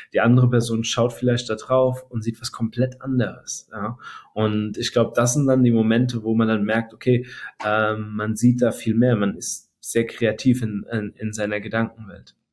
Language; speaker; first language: German; native; German